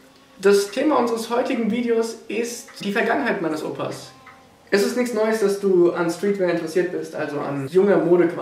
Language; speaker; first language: German; native; German